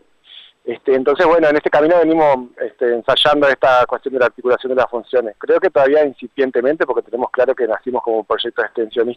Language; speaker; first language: Spanish; native; Spanish